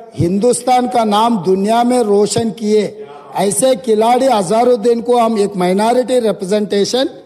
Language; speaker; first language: Hindi; non-native, local second language; Telugu